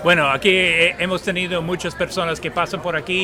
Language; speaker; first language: Spanish; non-native, fluent; English